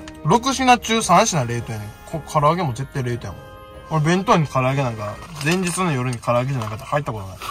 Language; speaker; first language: Japanese; native; Japanese